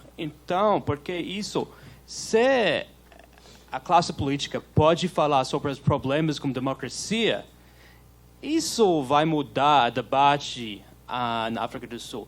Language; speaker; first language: Portuguese; non-native, learner; English